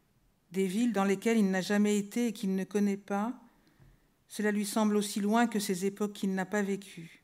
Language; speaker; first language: French; native; French